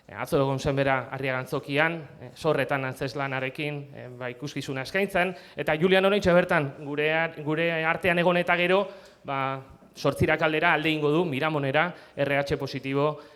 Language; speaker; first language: Basque; native; Basque